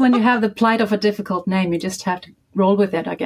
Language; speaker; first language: English; non-native, fluent; Icelandic